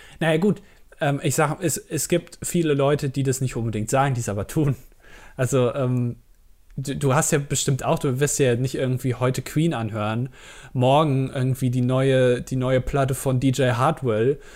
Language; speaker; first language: German; native; German